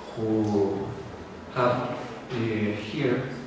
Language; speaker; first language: English; non-native, fluent; Spanish